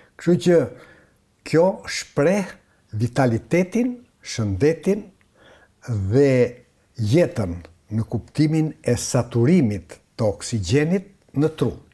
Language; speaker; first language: Albanian; native; Albanian